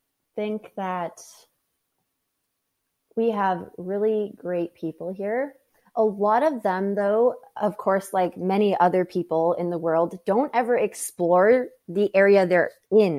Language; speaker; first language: English; native; English